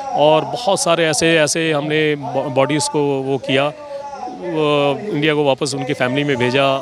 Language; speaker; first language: Hindi; native; Hindi